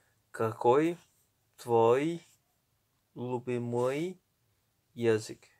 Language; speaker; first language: Russian; non-native, learner; Morisyen